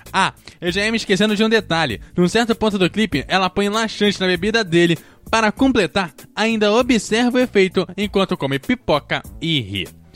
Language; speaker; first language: Portuguese; native; Portuguese